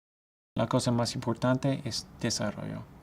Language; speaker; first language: Spanish; non-native, fluent; English